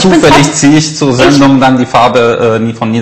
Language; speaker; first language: German; native; German